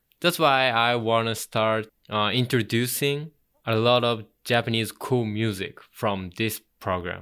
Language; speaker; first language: English; non-native, fluent; Japanese